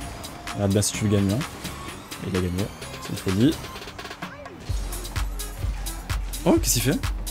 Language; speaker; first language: French; native; French